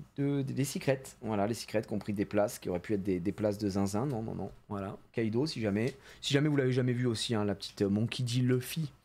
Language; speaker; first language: French; native; French